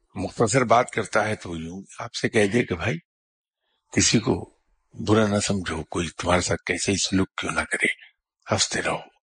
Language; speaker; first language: Urdu; native; Urdu